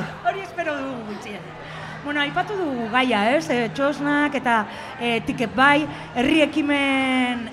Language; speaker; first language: Basque; native; Basque